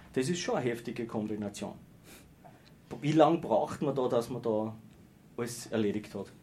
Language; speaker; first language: German; native; German